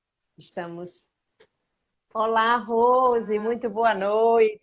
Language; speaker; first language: Portuguese; native; Portuguese